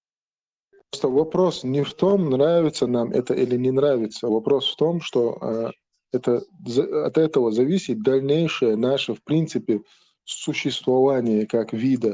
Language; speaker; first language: Russian; non-native, local second language; Chechen